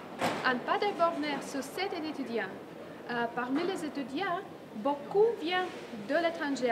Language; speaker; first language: French; non-native, learner; German